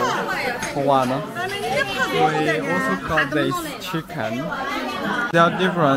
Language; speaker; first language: English; non-native, local second language; Chinese